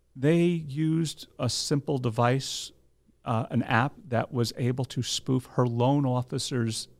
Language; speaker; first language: English; native; English